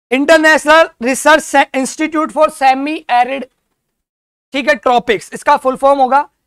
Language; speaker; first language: Hindi; native; Hindi